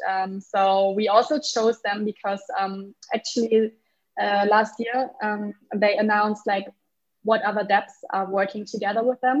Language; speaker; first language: English; non-native, fluent; German